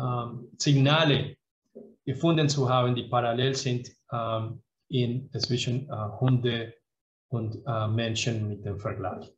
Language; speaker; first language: German; non-native, fluent; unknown